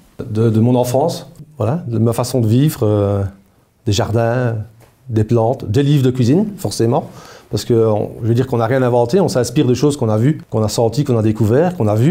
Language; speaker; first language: French; native; French